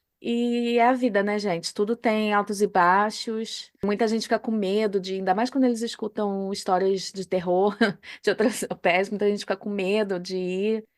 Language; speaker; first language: Portuguese; native; Portuguese